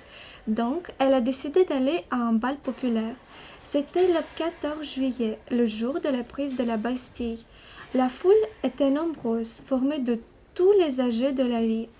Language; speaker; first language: French; non-native, learner; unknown